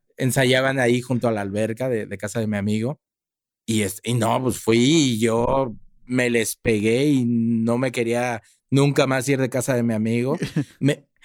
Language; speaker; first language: Spanish; native; Spanish